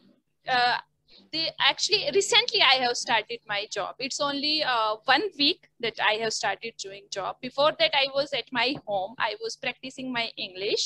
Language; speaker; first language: English; non-native, learner; Hindi